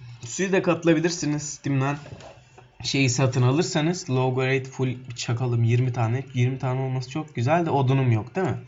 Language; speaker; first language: Turkish; native; Turkish